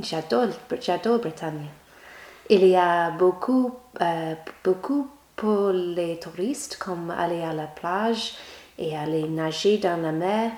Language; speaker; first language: French; non-native, learner; English